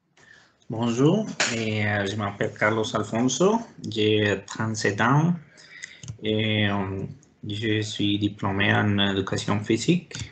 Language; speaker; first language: French; non-native, learner; Spanish